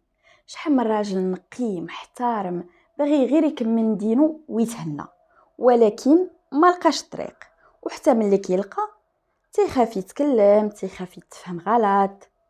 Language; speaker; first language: Arabic; native; Arabic